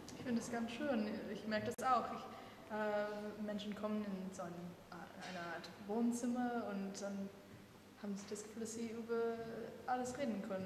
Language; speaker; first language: German; non-native, fluent; English